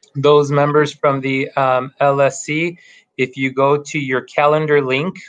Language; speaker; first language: English; early bilingual, other home language; Spanish